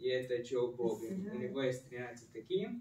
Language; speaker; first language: Russian; early bilingual, heritage; Russian